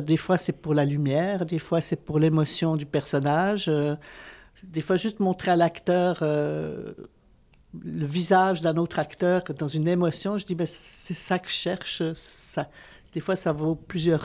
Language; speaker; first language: French; native; French